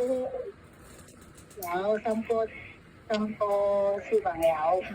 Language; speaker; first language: Cantonese; non-native, learner; Indonesian